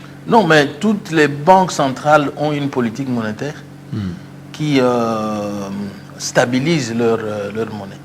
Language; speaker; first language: French; non-native, local second language; Luba-Lulua